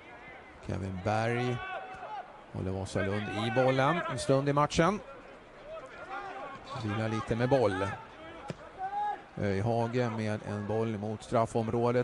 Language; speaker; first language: Swedish; native; Swedish